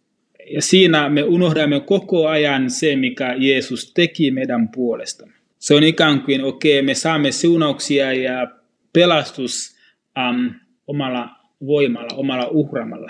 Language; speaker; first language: Finnish; non-native, fluent; Swahili